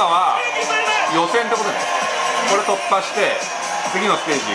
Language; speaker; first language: Japanese; native; Japanese